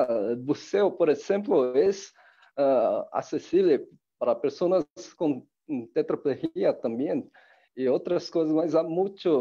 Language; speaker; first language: Spanish; non-native, fluent; Portuguese